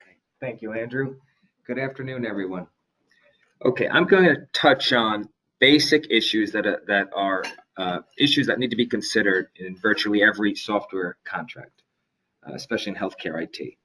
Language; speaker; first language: English; native; English